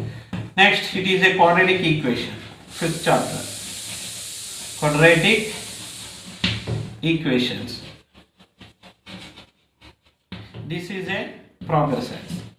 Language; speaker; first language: English; non-native, local second language; Telugu